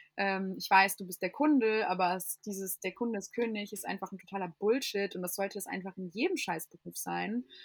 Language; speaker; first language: German; non-native, fluent; English